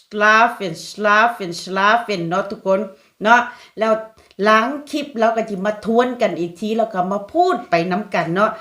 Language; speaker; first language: Thai; non-native, local second language; Lao